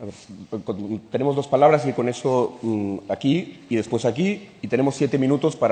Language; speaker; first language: Spanish; native; Spanish